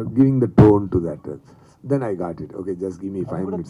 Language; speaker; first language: Telugu; non-native, fluent; Tamil